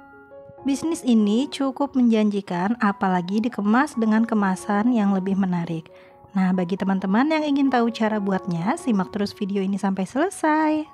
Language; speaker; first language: Indonesian; native; Indonesian